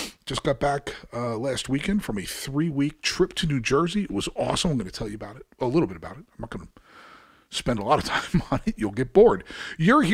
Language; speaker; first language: English; native; English